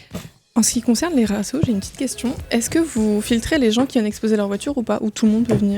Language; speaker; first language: French; native; French